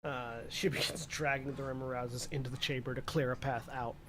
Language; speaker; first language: English; native; English